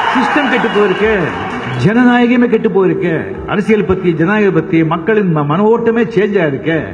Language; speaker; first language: Tamil; non-native, local second language; Marathi